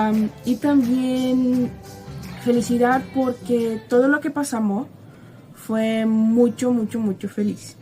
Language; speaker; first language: Spanish; non-native, learner; Portuguese